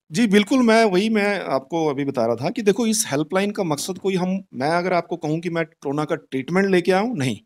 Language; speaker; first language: Hindi; native; Hindi